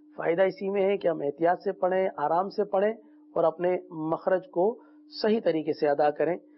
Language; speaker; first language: Urdu; native; Urdu